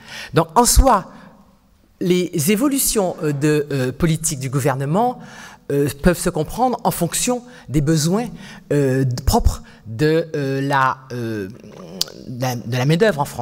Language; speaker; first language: French; native; French